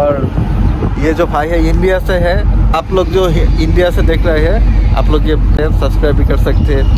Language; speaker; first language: Hindi; non-native, learner; Bangla